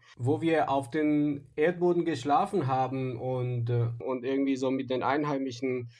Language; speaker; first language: German; non-native, fluent; Persian